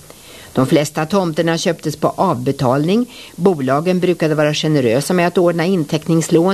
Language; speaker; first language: Swedish; native; Swedish